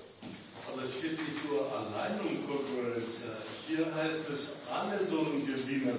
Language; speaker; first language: German; non-native, fluent; Greek